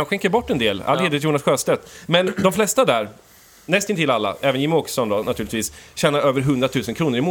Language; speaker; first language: Swedish; native; Swedish